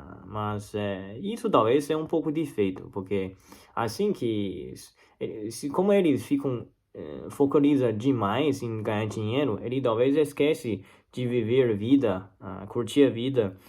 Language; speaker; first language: Portuguese; non-native, learner; Chinese